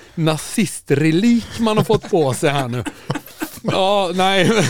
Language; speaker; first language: Swedish; native; Swedish